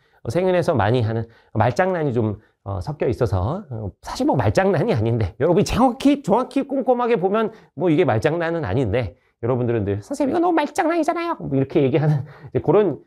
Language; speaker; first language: Korean; native; Korean